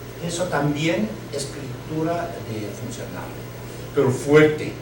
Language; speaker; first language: Spanish; non-native, learner; Chinese